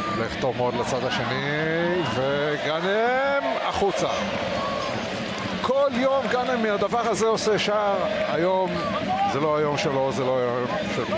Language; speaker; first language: Hebrew; native; Hebrew